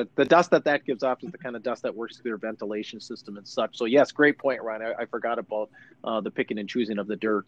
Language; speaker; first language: English; native; English